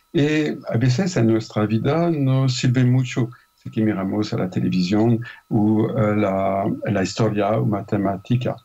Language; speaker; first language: Spanish; non-native, fluent; French